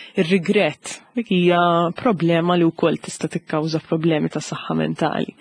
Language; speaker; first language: Maltese; native; Maltese